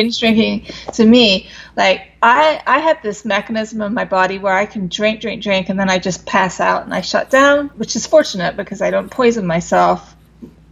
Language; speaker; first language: English; native; English